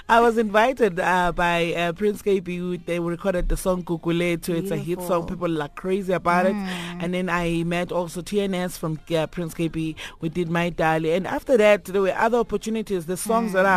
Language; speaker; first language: English; non-native, local second language; Swati